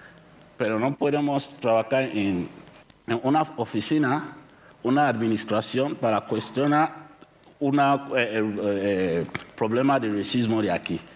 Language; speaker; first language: Spanish; non-native, learner; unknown